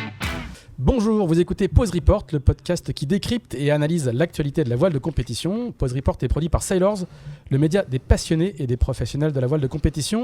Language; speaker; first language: French; native; French